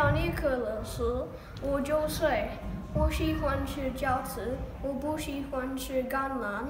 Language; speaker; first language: Chinese; non-native, learner; English